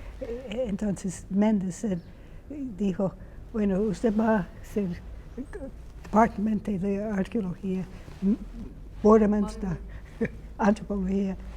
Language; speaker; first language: Spanish; non-native, fluent; English